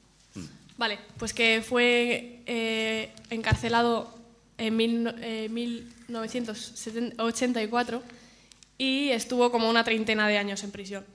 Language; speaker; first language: Spanish; native; Spanish